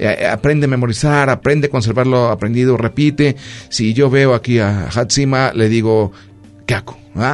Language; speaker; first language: Spanish; native; Spanish